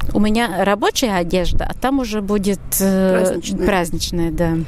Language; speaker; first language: Russian; non-native, learner; Latvian